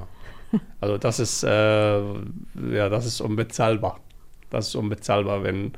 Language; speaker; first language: German; non-native, fluent; Somali